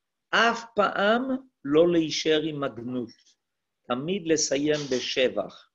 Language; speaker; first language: Hebrew; non-native, fluent; French